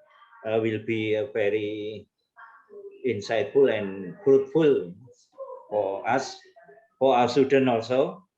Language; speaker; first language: English; non-native, learner; Indonesian